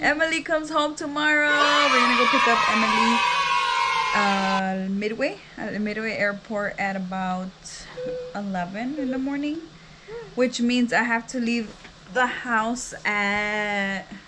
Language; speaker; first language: English; early bilingual, other home language; Spanish